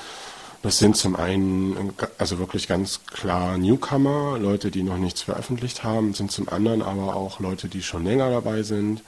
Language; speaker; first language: German; native; German